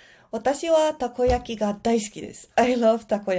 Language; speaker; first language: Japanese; non-native, fluent; Spanish